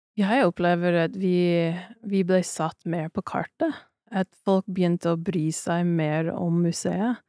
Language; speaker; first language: Norwegian; non-native, fluent; English